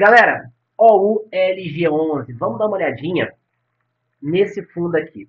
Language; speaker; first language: Portuguese; native; Portuguese